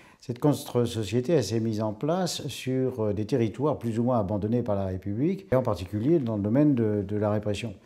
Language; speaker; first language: French; native; French